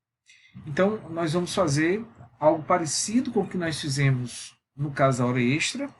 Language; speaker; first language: Portuguese; native; Portuguese